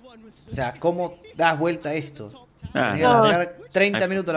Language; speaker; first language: Spanish; native; Spanish